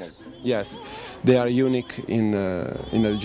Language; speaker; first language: English; non-native, learner; Spanish